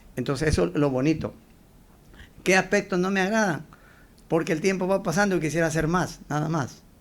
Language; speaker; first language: Spanish; native; Spanish